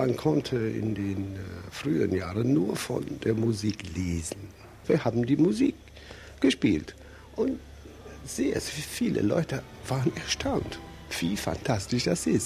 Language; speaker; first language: German; non-native, fluent; English